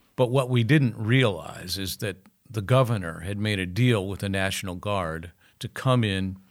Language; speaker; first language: English; native; English